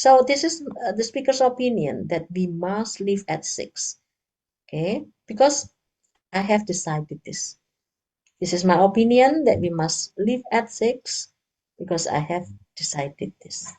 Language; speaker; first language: English; non-native, fluent; Indonesian